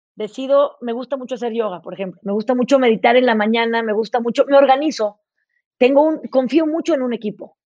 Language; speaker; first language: Spanish; native; Spanish